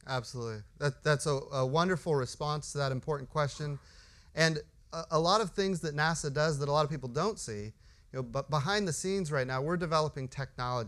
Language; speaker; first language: English; native; English